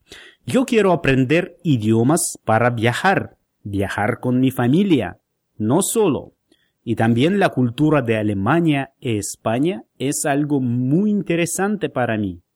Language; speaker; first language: Spanish; non-native, fluent; Russian